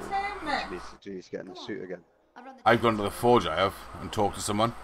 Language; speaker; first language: English; native; English